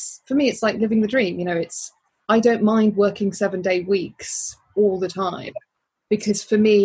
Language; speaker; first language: English; native; English